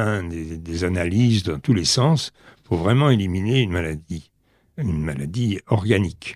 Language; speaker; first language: French; native; French